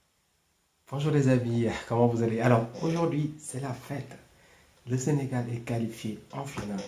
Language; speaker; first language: French; non-native, local second language; Wolof